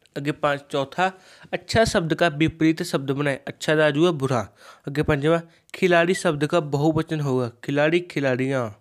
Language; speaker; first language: Hindi; non-native, local second language; Punjabi